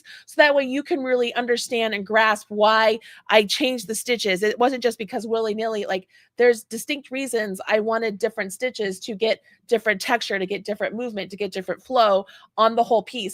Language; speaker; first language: English; native; English